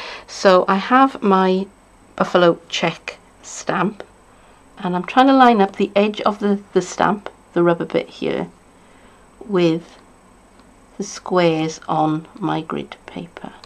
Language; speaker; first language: English; native; English